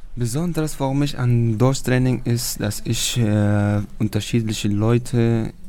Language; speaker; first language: German; non-native, learner; Persian